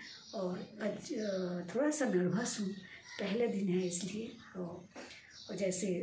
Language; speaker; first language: Hindi; non-native, local second language; Bangla